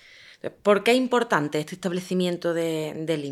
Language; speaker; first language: Spanish; native; Spanish